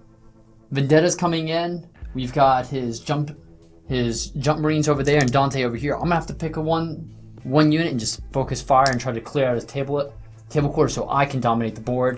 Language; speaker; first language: English; native; English